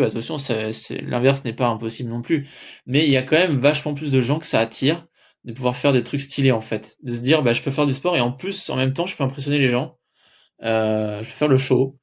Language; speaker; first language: French; native; French